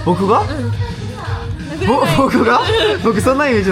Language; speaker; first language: Japanese; non-native, learner; Korean